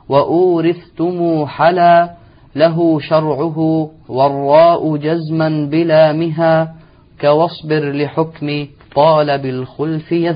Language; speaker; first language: Arabic; native; Arabic